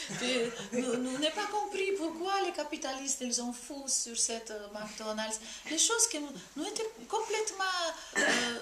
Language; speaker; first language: French; non-native, fluent; Georgian